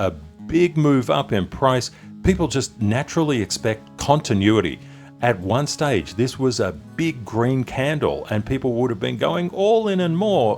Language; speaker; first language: English; native; English